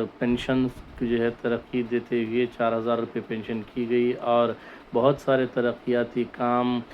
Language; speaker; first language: Urdu; native; Urdu